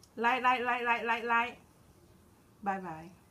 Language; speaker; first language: English; non-native, learner; Thai